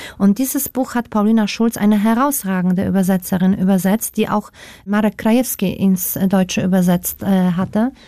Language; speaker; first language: German; non-native, fluent; Polish